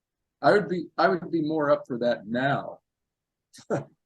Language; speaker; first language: English; native; English